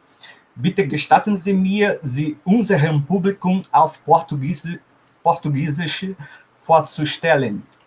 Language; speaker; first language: German; non-native, fluent; Portuguese